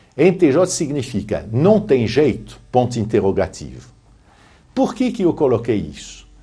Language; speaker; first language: Portuguese; non-native, fluent; French